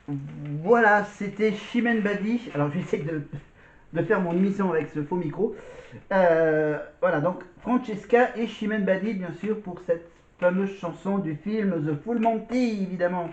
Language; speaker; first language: French; native; French